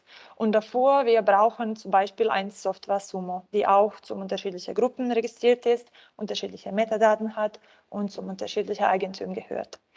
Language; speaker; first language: German; non-native, fluent; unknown